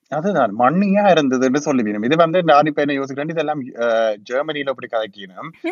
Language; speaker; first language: Tamil; early bilingual, heritage; Tamil